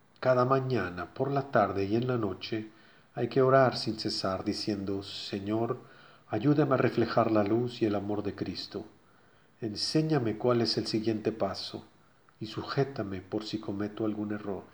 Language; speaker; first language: Spanish; native; Spanish